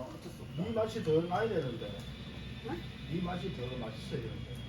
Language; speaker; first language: Korean; native; Korean